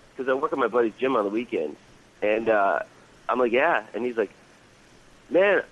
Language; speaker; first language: English; native; English